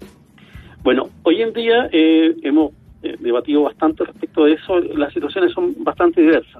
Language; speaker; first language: Spanish; native; Spanish